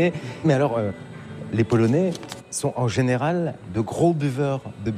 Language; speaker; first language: French; native; French